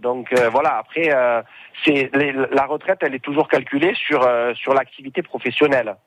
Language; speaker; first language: French; native; French